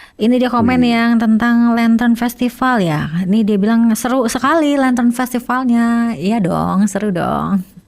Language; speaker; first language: Indonesian; native; Indonesian